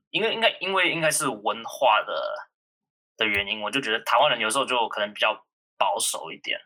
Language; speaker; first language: Chinese; early bilingual, other home language; English